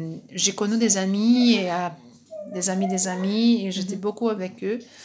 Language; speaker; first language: French; non-native, fluent; Portuguese